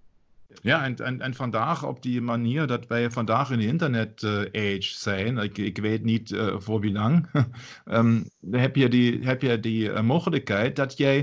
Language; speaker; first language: Dutch; non-native, learner; German